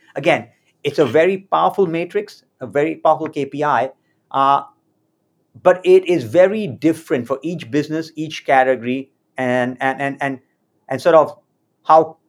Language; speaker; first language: English; native; English